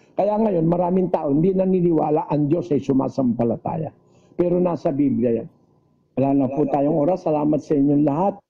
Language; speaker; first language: Filipino; native; Filipino